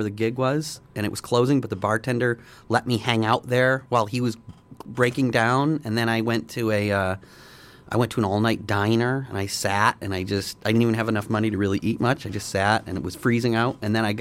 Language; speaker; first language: English; native; English